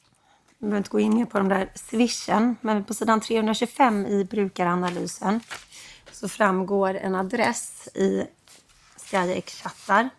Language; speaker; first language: Swedish; native; Swedish